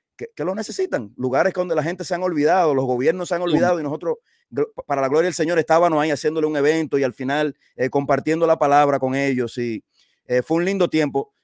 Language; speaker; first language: Spanish; native; Spanish